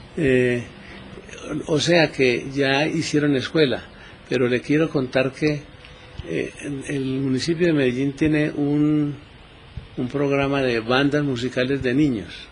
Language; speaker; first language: Spanish; native; Spanish